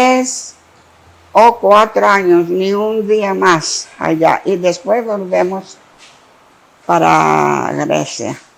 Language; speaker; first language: Spanish; non-native, fluent; Greek